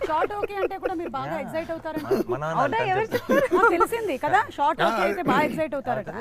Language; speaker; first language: Telugu; native; Telugu